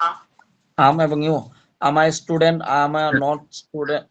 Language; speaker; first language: English; non-native, learner; Bangla